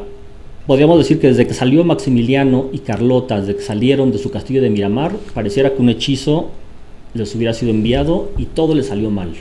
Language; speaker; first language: Spanish; native; Spanish